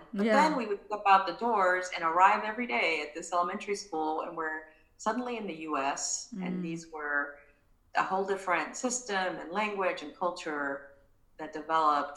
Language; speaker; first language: English; early bilingual, other home language; Spanish